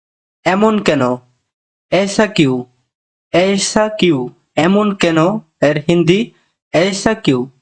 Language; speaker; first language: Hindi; non-native, learner; Bangla